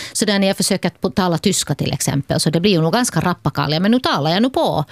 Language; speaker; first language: Swedish; native; Swedish